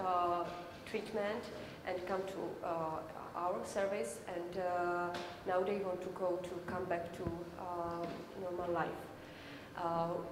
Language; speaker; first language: English; non-native, learner; Czech